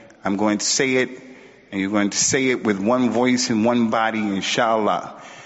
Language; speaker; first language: English; native; English